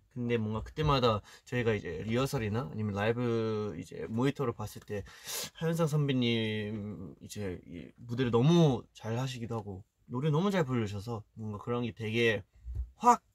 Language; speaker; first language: Korean; early bilingual, heritage; Korean